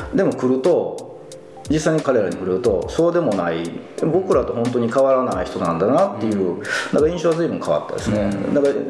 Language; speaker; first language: Japanese; native; Japanese